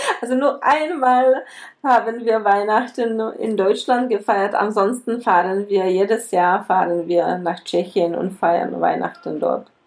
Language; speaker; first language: German; non-native, fluent; Czech